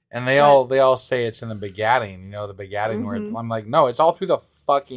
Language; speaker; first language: English; native; English